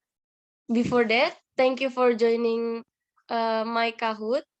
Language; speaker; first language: English; non-native, learner; Indonesian